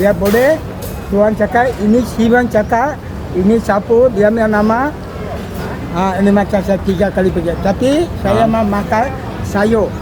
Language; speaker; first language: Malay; non-native, learner; Bangla